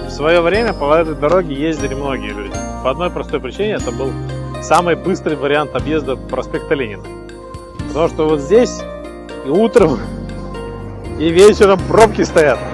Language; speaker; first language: Russian; native; Russian